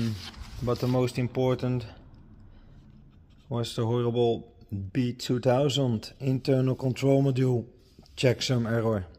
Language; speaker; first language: English; non-native, fluent; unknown